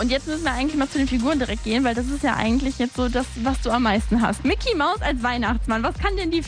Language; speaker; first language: German; native; German